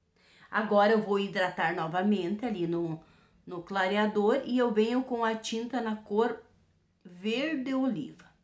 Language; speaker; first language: Portuguese; native; Portuguese